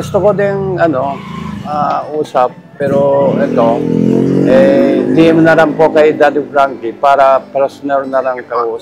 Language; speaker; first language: Filipino; non-native, learner; Japanese